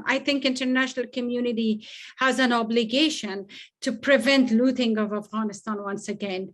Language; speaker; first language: English; non-native, fluent; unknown